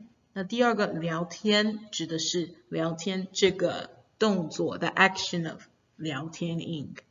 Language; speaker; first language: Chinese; non-native, fluent; English